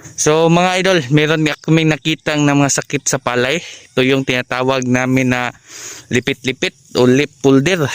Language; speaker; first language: Filipino; non-native, local second language; Cebuano